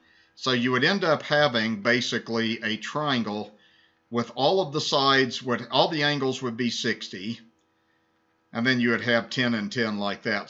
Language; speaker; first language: English; native; English